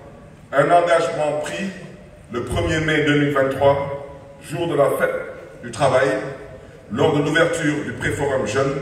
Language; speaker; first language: French; non-native, local second language; Wolof